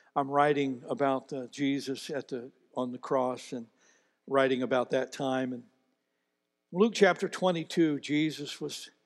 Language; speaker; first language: English; native; English